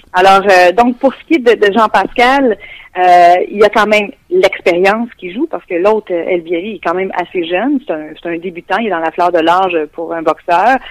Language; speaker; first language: French; native; French